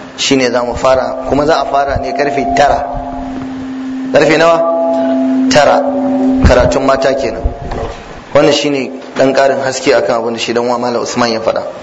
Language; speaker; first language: Hausa; native; Hausa